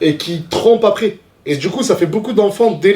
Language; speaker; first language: French; native; French